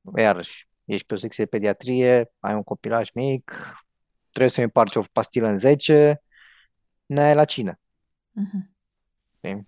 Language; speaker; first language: Romanian; native; Romanian